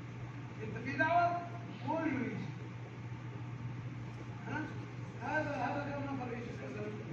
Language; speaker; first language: Arabic; non-native, learner; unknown